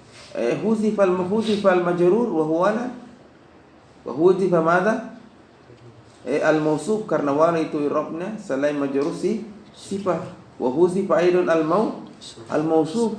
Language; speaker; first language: Arabic; non-native, fluent; Indonesian